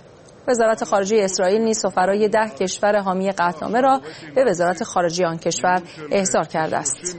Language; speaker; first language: Persian; native; Persian